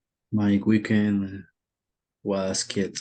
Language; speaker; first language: English; non-native, learner; Spanish